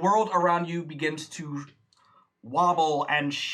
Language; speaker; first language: English; native; English